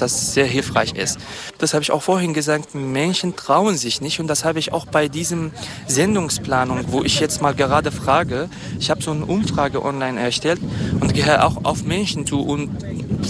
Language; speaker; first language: German; non-native, fluent; Kurdish